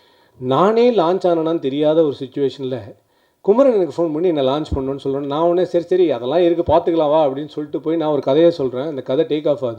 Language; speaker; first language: Tamil; native; Tamil